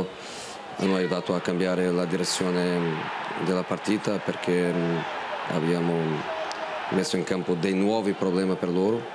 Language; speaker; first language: Italian; non-native, fluent; Portuguese